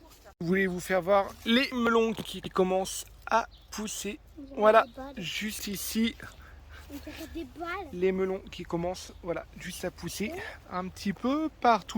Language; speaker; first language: French; native; French